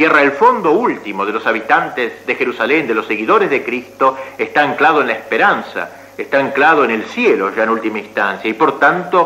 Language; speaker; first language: Spanish; native; Spanish